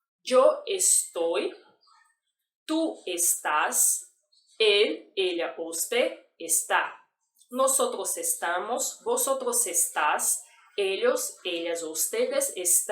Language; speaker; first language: Spanish; non-native, fluent; Portuguese